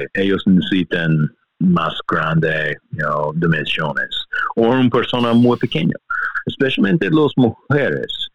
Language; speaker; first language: Spanish; non-native, learner; English